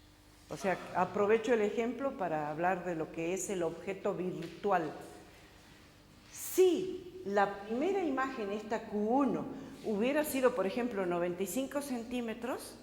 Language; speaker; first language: Spanish; native; Spanish